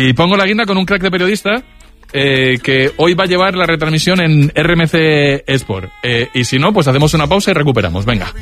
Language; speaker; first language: Spanish; native; Spanish